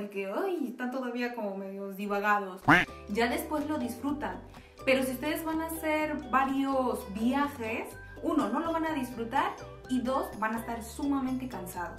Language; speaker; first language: Spanish; native; Spanish